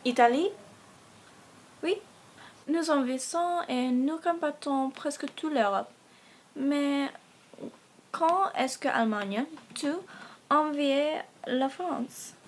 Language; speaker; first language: French; non-native, learner; English